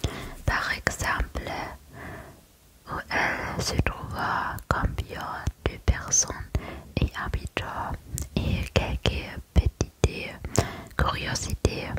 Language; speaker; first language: French; non-native, learner; German